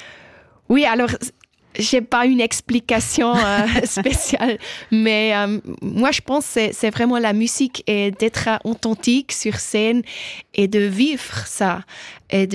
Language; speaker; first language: French; non-native, local second language; German